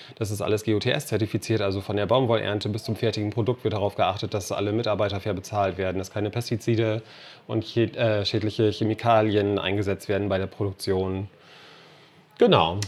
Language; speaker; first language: German; non-native, fluent; English